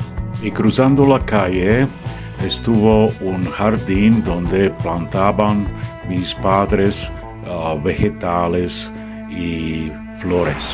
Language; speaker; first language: Spanish; non-native, fluent; Czech